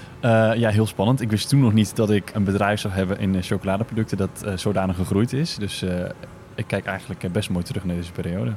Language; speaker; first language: Dutch; early bilingual, other home language; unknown